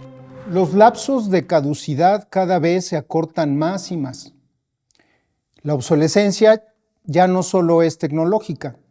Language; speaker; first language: Spanish; native; Spanish